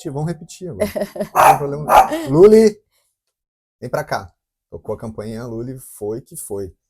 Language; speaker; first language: Portuguese; native; Portuguese